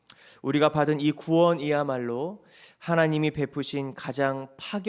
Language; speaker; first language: Korean; native; Korean